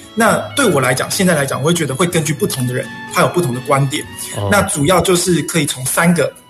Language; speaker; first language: Chinese; native; Chinese